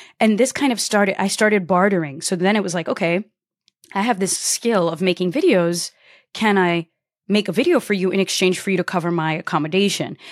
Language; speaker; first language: English; early bilingual, other home language; Portuguese